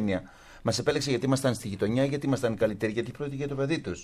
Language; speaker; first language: Greek; native; Greek